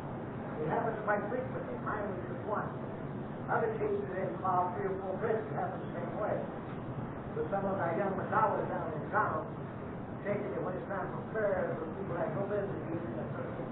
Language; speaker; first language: English; native; English